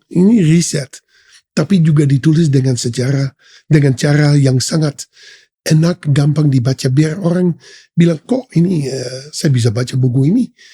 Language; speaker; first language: Indonesian; non-native, fluent; Dutch